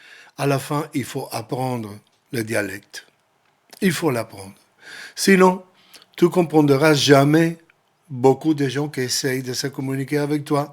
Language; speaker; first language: French; non-native, learner; Spanish